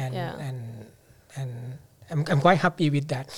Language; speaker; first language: English; non-native, fluent; Thai